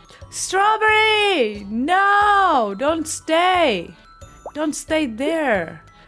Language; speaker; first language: English; non-native, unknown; Japanese